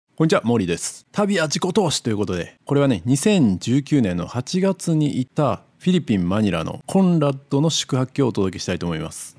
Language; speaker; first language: Japanese; native; Japanese